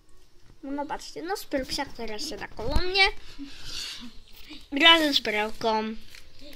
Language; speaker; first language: Polish; native; Polish